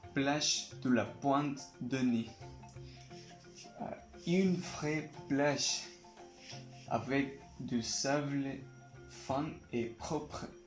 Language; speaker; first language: French; non-native, learner; Spanish